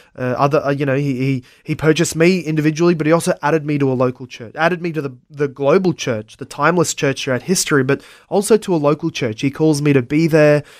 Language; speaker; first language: English; native; English